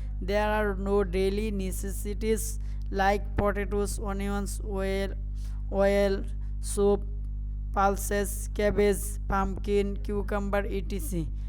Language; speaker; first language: English; non-native, local second language; Bangla